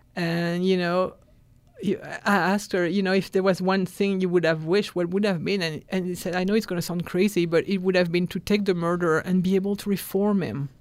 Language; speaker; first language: English; non-native, fluent; French